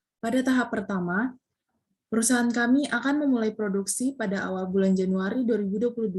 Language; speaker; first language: Indonesian; native; Indonesian